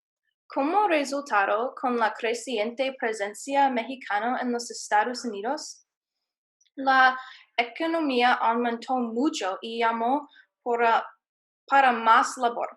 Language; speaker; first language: Spanish; non-native, learner; English